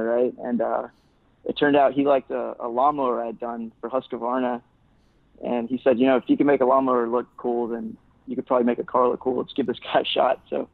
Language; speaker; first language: English; native; English